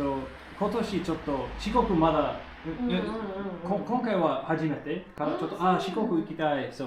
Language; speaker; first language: Japanese; non-native, learner; English